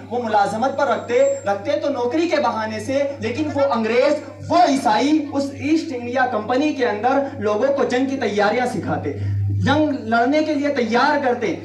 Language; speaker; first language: Urdu; native; Urdu